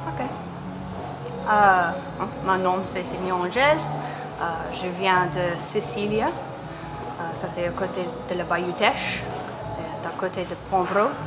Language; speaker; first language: French; non-native, local second language; English